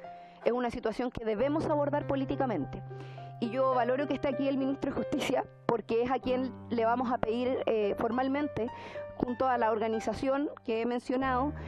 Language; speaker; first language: Spanish; native; Spanish